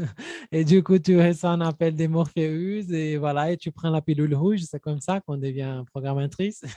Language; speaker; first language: French; non-native, fluent; Portuguese